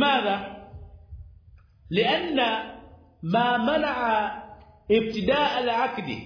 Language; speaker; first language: Arabic; non-native, fluent; Swahili